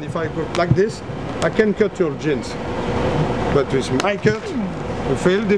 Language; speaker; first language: English; non-native, learner; French